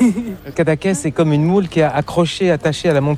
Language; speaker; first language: French; native; French